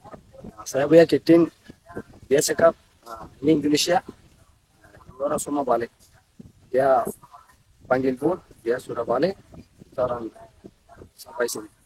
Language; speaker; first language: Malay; non-native, learner; Rohingya